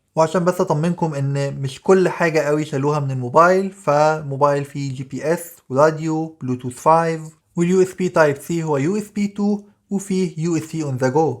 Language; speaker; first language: Arabic; native; Arabic